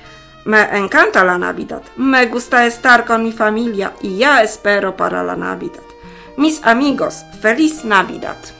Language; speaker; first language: Spanish; non-native, learner; Polish